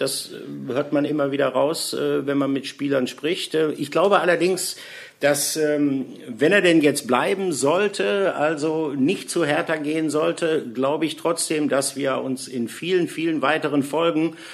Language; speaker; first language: German; native; German